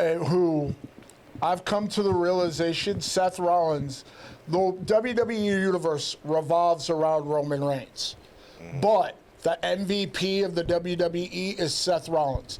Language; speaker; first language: English; native; English